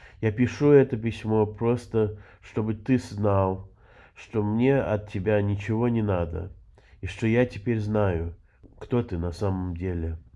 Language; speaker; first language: Russian; early bilingual, heritage; Russian